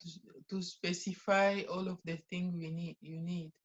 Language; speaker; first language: English; non-native, learner; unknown